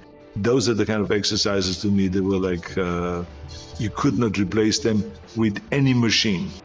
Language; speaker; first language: English; non-native, fluent; German